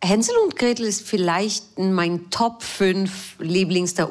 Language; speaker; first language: German; non-native, fluent; Hebrew